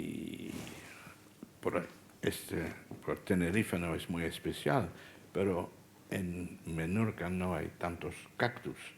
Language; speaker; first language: Spanish; non-native, fluent; Dutch